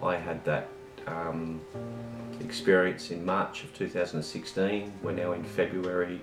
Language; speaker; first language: English; native; English